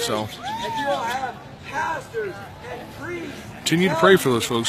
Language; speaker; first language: English; native; English